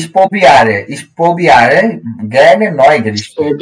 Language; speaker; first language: German; non-native, fluent; Bangla